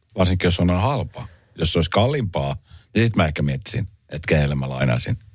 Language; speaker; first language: Finnish; native; Finnish